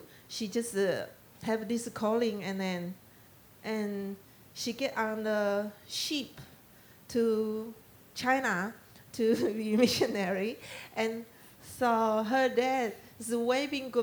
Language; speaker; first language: English; non-native, learner; Chinese